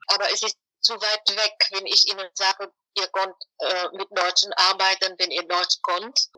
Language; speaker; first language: German; non-native, fluent; Vietnamese